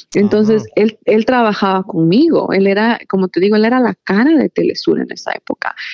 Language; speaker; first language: Spanish; native; Spanish